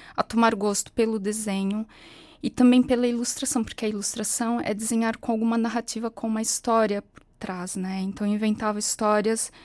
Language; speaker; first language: Portuguese; native; Portuguese